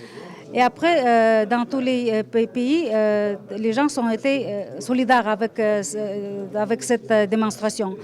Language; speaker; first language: French; non-native, fluent; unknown